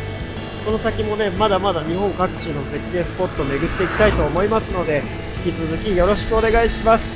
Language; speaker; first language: Japanese; native; Japanese